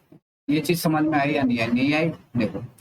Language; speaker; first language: Hindi; native; Hindi